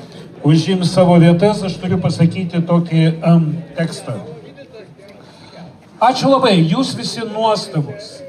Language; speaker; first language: Lithuanian; native; Lithuanian